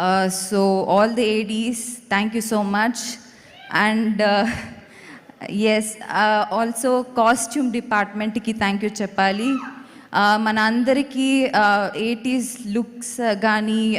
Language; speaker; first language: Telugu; non-native, local second language; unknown